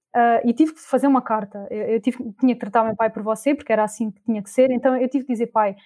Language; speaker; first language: Portuguese; native; Portuguese